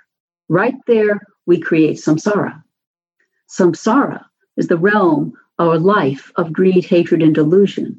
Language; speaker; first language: English; native; English